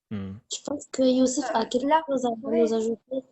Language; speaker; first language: French; non-native, local second language; Arabic